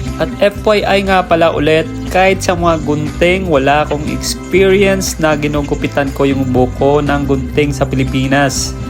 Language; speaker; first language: Filipino; non-native, local second language; Hiligaynon